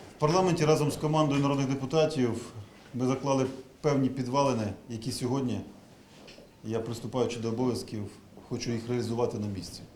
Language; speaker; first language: Ukrainian; native; Ukrainian